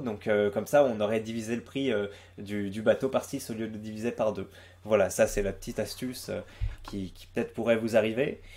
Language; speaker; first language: French; native; French